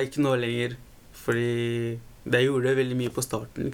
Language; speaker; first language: Norwegian; early bilingual, other home language; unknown